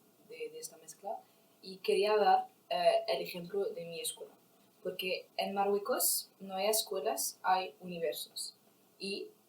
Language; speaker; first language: Spanish; non-native, fluent; Arabic